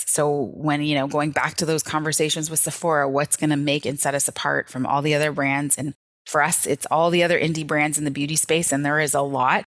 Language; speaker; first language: English; native; English